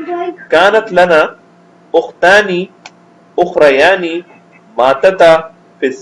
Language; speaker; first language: Arabic; non-native, fluent; Urdu